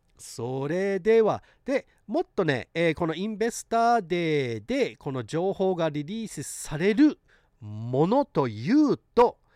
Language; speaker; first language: Japanese; early bilingual, heritage; Japanese